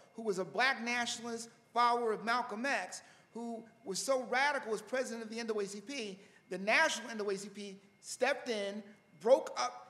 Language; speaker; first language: English; native; English